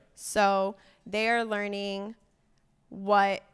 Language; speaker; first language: English; native; English